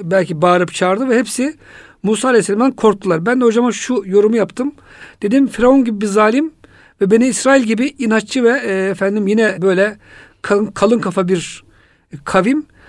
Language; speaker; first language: Turkish; native; Turkish